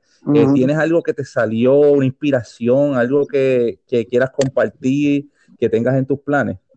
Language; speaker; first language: Spanish; native; Spanish